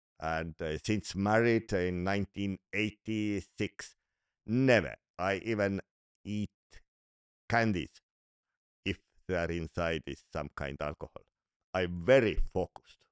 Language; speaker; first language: English; non-native, learner; Estonian